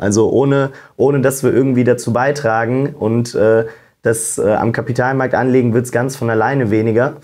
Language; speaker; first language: German; native; German